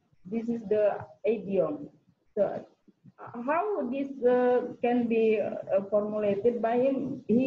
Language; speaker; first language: English; non-native, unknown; Indonesian